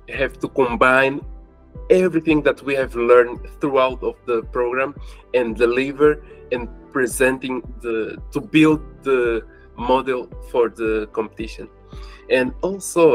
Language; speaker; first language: English; non-native, fluent; Portuguese